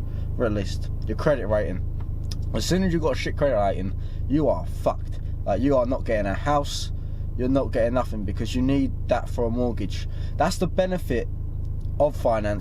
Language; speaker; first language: English; native; English